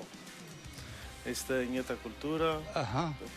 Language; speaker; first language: Albanian; non-native, learner; Greek